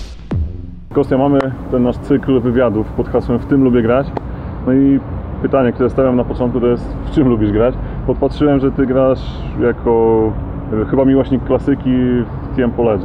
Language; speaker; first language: Polish; native; Polish